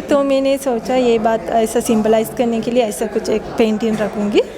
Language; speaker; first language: Hindi; non-native, fluent; Sinhala